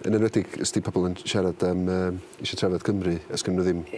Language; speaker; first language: Welsh; native; Welsh